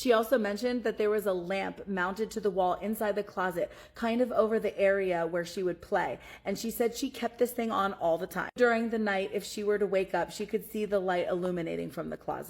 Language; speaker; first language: English; native; English